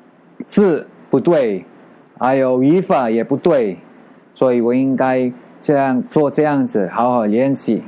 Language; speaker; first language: Chinese; non-native, learner; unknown